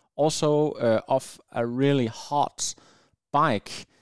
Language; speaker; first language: English; non-native, fluent; Danish